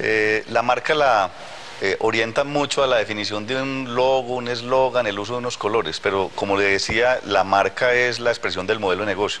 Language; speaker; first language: Spanish; native; Spanish